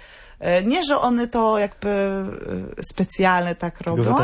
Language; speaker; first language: Polish; non-native, fluent; Norwegian